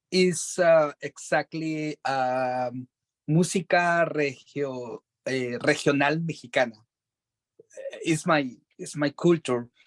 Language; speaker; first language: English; non-native, learner; Spanish